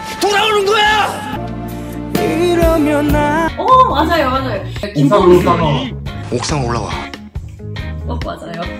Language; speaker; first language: Korean; non-native, learner; Spanish